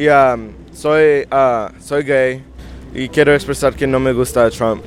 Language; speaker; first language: Spanish; early bilingual, heritage; English